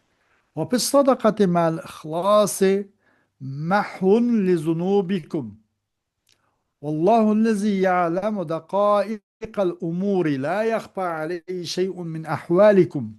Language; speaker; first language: Arabic; non-native, fluent; Uyghur